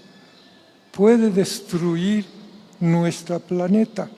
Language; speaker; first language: Spanish; non-native, fluent; Japanese